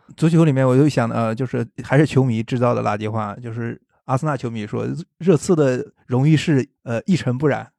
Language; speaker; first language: Chinese; native; Chinese